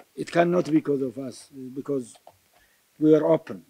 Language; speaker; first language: English; non-native, local second language; Amharic